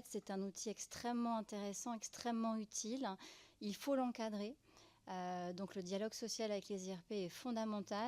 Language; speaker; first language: French; native; French